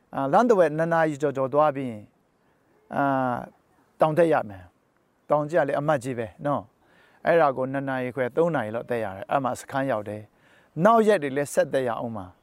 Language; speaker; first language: Burmese; native; Burmese